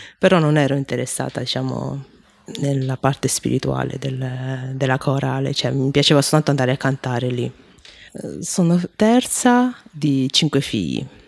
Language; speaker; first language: Italian; early bilingual, other home language; Chinese